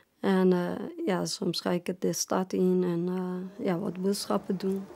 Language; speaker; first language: Dutch; non-native, fluent; Persian